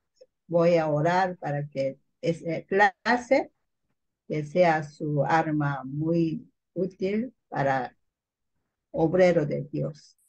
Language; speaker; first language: Spanish; non-native, learner; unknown